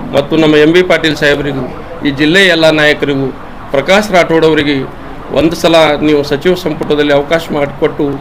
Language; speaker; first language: Kannada; non-native, local second language; Lambadi